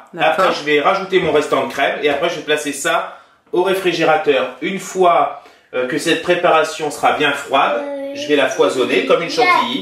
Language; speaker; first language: French; native; French